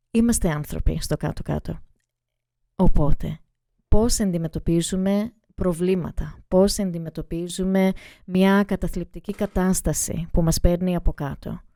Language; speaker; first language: Greek; early bilingual, heritage; Greek